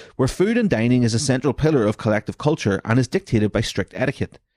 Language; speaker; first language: English; native; English